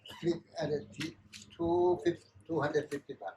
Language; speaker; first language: English; non-native, learner; Thai